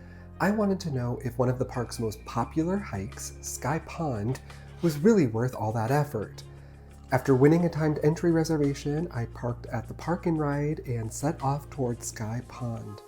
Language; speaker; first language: English; native; English